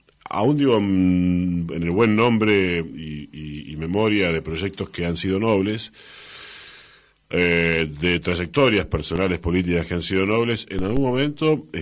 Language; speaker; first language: Spanish; native; Spanish